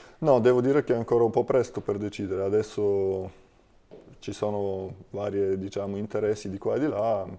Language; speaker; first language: Italian; non-native, fluent; Bulgarian